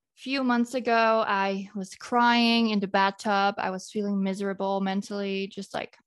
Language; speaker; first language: English; non-native, fluent; Dutch